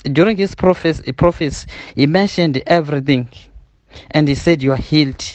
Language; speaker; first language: English; non-native, learner; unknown